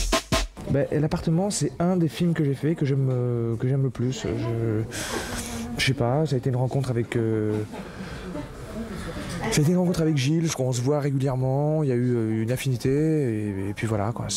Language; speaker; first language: French; native; French